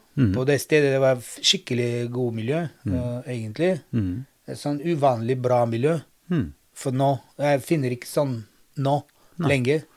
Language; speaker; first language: Norwegian; non-native, fluent; Bulgarian